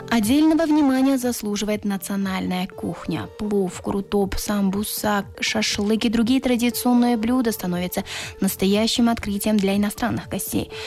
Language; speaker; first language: Russian; non-native, local second language; Tajik